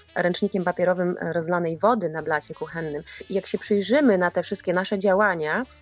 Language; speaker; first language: Polish; native; Polish